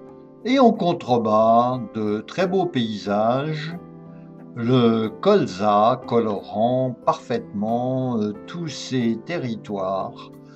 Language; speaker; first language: French; native; French